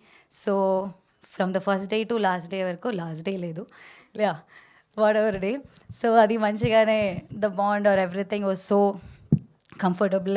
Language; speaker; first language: Telugu; non-native, learner; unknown